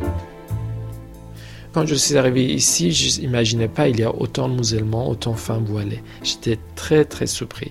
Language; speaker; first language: French; non-native, fluent; Persian